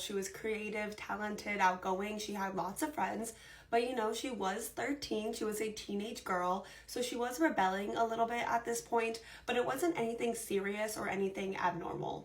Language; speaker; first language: English; native; English